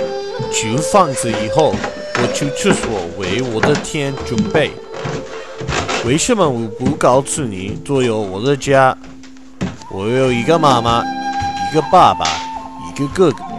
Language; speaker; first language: Chinese; non-native, learner; English